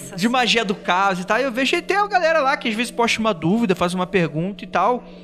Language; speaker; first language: Portuguese; native; Portuguese